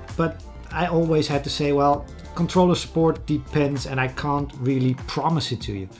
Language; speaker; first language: English; non-native, fluent; Dutch